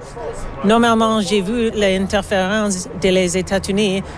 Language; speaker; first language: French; non-native, learner; English